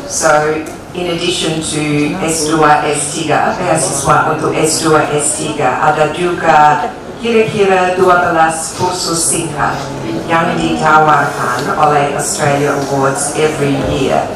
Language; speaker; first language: Indonesian; non-native, fluent; English